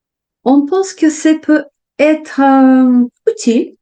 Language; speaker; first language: French; non-native, fluent; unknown